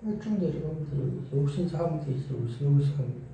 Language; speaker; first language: Korean; native; Korean